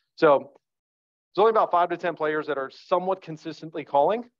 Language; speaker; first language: English; native; English